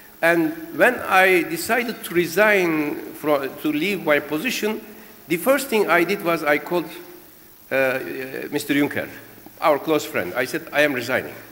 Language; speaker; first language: English; non-native, fluent; Turkish